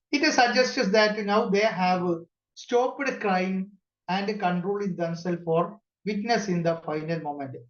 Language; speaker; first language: English; non-native, local second language; Malayalam